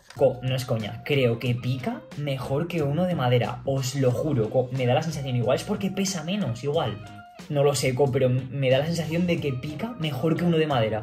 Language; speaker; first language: Spanish; native; Spanish